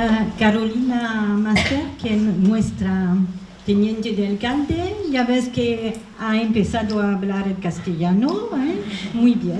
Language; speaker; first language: Spanish; non-native, fluent; French